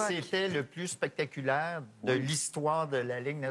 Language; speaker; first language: French; native; French